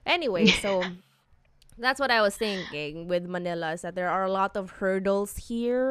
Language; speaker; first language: English; non-native, local second language; Cebuano